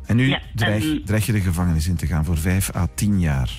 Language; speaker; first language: Dutch; native; Dutch